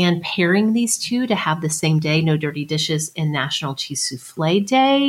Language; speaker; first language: English; native; English